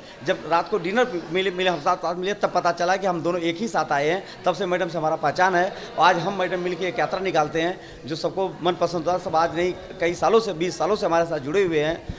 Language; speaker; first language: Hindi; native; Hindi